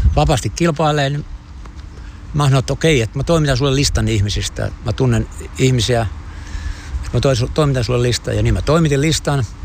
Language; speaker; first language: Finnish; native; Finnish